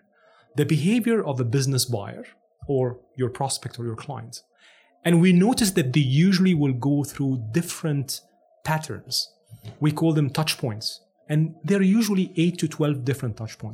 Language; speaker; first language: English; non-native, fluent; Arabic